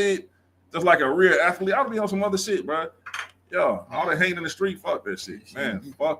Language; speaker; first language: English; native; English